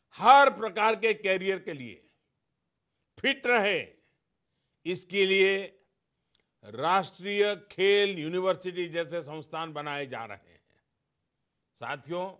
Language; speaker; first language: Hindi; non-native, local second language; Gujarati